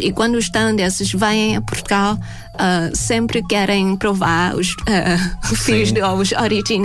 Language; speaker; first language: Portuguese; non-native, fluent; Thai